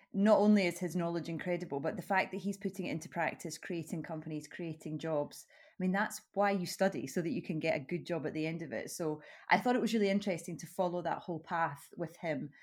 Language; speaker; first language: English; native; English